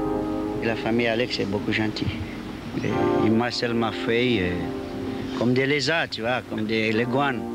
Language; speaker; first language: French; non-native, local second language; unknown